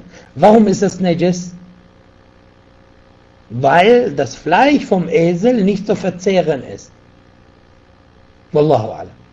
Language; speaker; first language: German; non-native, fluent; Arabic